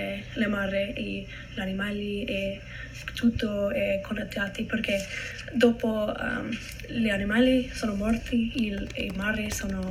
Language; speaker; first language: Italian; non-native, learner; English